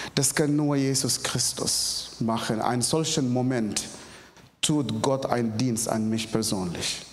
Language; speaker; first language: German; non-native, fluent; Arabic